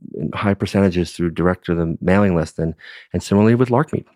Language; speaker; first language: English; native; English